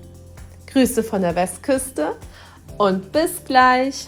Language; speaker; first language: German; native; German